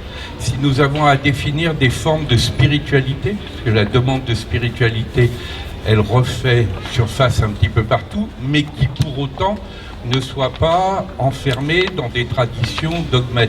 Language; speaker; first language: French; native; French